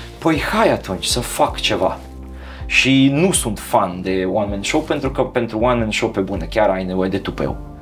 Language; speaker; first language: Romanian; non-native, fluent; Serbian